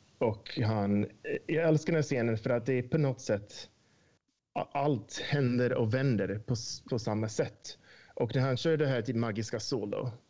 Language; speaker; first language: Swedish; non-native, fluent; English